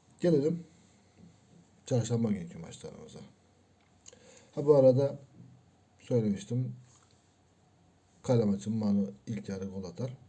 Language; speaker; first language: Turkish; native; Turkish